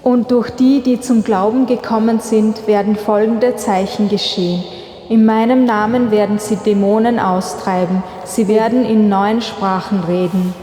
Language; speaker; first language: German; non-native, fluent; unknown